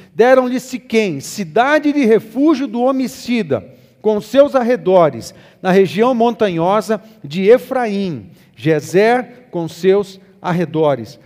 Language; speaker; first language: Portuguese; native; Portuguese